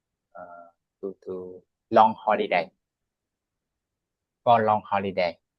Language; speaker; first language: English; non-native, learner; Vietnamese